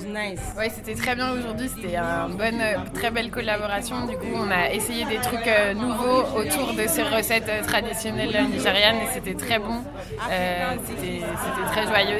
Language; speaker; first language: French; non-native, fluent; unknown